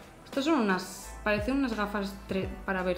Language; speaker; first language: Spanish; native; Spanish